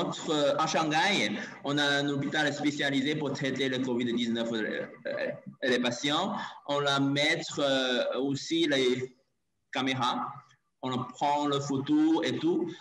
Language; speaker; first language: French; non-native, learner; Chinese